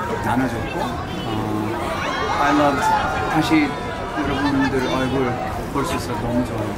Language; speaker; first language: Korean; early bilingual, heritage; Korean